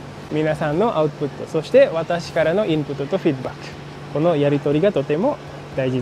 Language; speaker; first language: Japanese; non-native, fluent; Indonesian